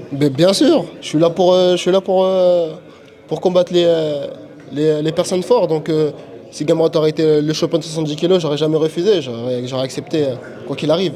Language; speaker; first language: French; native; French